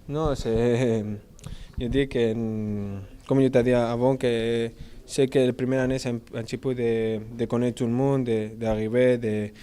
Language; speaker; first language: French; non-native, learner; Spanish